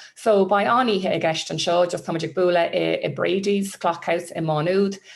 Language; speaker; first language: Irish; non-native, local second language; English